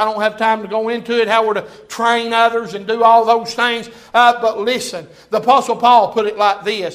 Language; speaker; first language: English; native; English